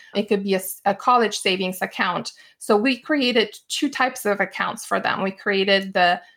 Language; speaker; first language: English; non-native, fluent; Bulgarian